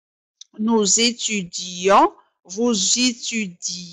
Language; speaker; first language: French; non-native, fluent; Arabic